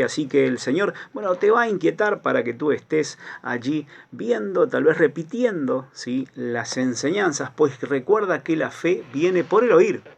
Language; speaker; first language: Spanish; native; Spanish